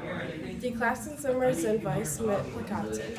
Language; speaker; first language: German; non-native, learner; English